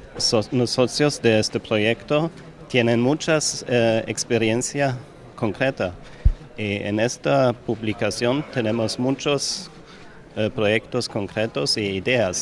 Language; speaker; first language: Spanish; non-native, learner; German